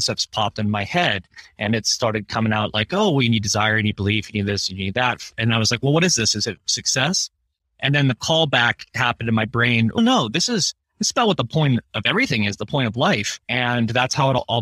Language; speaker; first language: English; native; English